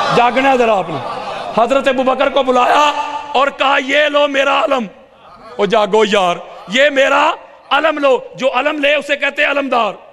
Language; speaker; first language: Urdu; non-native, local second language; Punjabi